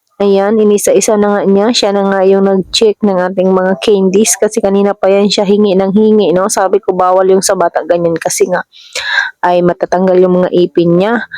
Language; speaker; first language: Filipino; native; Filipino